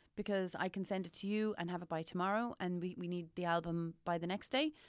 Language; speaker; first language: English; native; English